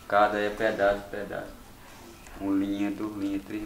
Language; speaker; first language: Portuguese; non-native, local second language; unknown